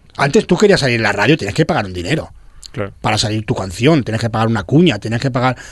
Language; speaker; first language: Catalan; non-native, local second language; Spanish